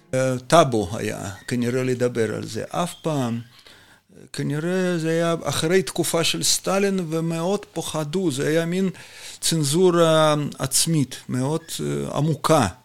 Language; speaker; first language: Hebrew; non-native, fluent; Russian